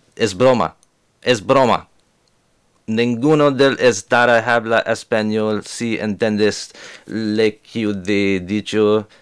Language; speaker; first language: Spanish; non-native, learner; English